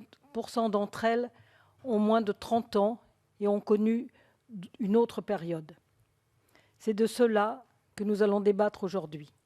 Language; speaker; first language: French; native; French